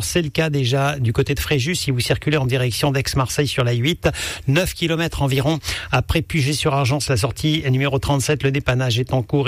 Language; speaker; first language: French; native; French